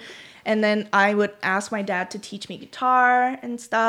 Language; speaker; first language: English; non-native, fluent; Korean